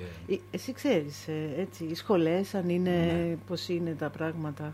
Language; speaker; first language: Greek; native; Greek